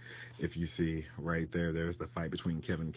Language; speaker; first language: English; native; English